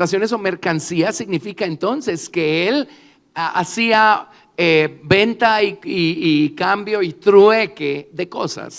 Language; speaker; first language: Spanish; native; Spanish